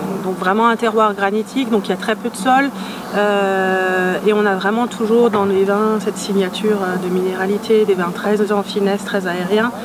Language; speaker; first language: French; native; French